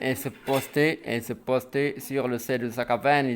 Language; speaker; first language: French; non-native, local second language; Arabic